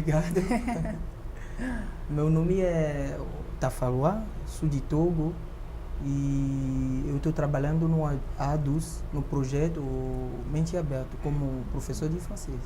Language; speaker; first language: Portuguese; non-native, fluent; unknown